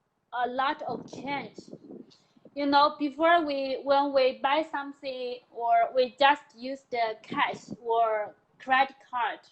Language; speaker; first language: English; non-native, learner; Chinese